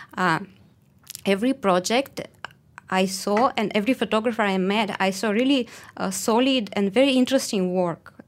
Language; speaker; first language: English; non-native, fluent; Russian